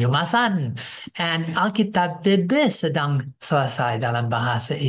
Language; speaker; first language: Indonesian; non-native, fluent; English